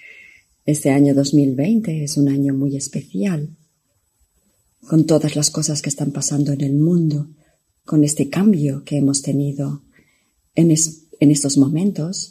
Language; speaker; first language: Spanish; non-native, fluent; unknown